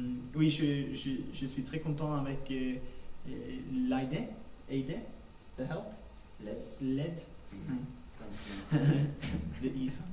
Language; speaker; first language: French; non-native, learner; Norwegian